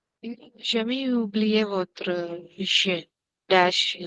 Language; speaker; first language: French; non-native, learner; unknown